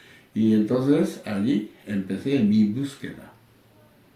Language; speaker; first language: Spanish; non-native, learner; Japanese